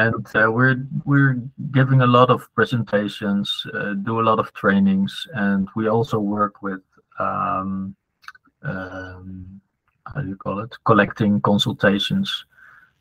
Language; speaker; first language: English; non-native, fluent; Dutch